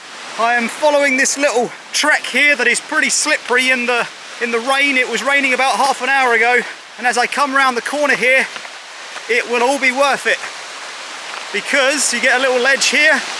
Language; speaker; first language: English; native; English